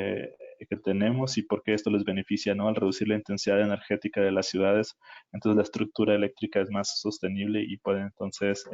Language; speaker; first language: Spanish; native; Spanish